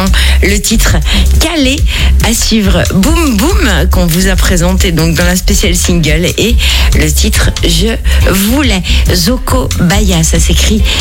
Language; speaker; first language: French; native; French